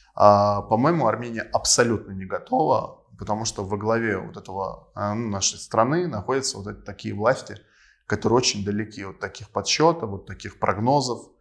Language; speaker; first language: Russian; non-native, local second language; Armenian